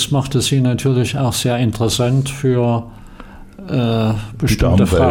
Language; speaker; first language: German; native; German